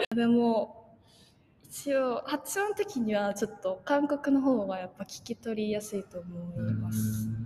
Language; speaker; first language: Japanese; non-native, fluent; Korean